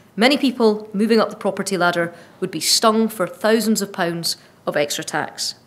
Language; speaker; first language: English; native; English